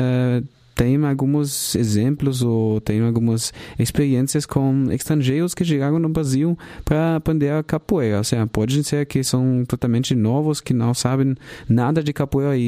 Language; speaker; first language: Portuguese; non-native, fluent; German